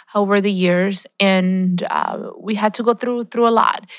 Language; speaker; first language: English; early bilingual, other home language; Spanish